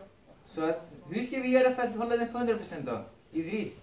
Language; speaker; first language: Swedish; non-native, fluent; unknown